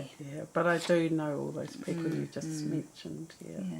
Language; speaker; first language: English; native; English